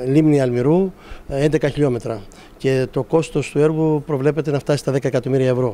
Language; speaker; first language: Greek; native; Greek